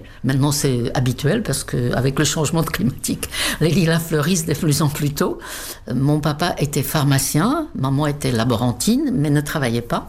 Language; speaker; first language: French; non-native, fluent; Czech